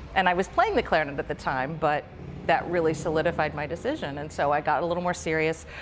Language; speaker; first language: English; native; English